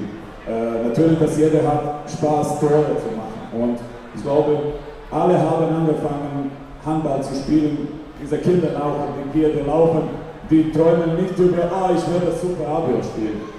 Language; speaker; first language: German; non-native, fluent; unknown